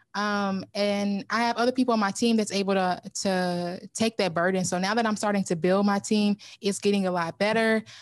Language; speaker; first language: English; native; English